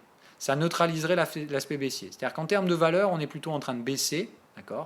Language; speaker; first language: French; native; French